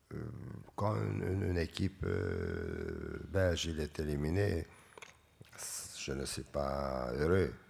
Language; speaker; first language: French; non-native, fluent; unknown